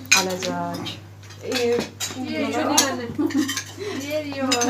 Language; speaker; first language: Turkish; non-native, learner; Persian